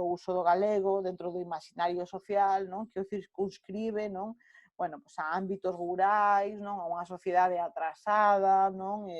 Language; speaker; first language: Galician; non-native, local second language; Spanish